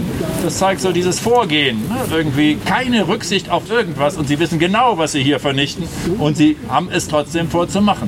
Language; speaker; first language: German; native; German